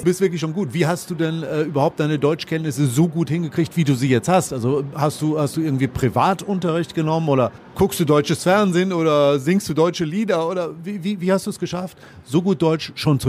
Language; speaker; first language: German; native; German